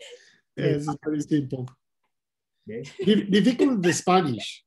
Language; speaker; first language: English; non-native, learner; Spanish